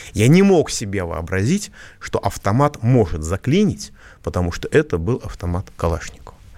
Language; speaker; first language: Russian; native; Russian